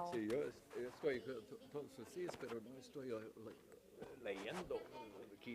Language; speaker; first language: Spanish; non-native, fluent; English